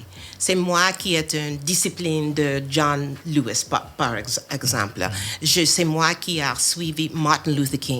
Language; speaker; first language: French; non-native, fluent; English